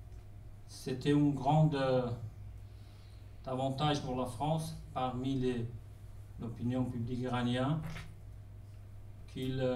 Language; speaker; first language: French; non-native, fluent; Persian